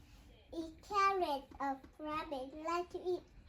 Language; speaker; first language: English; non-native, learner; Vietnamese